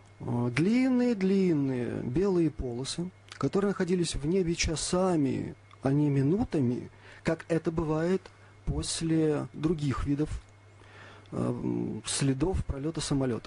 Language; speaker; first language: Russian; native; Russian